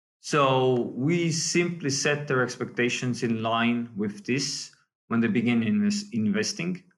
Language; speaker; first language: English; non-native, fluent; Estonian